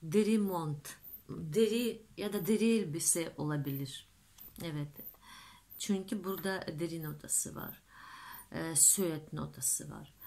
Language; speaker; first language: Turkish; non-native, fluent; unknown